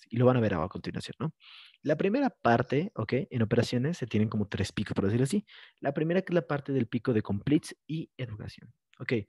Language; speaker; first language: Spanish; native; Spanish